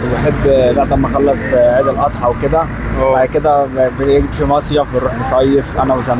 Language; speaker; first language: Arabic; native; Arabic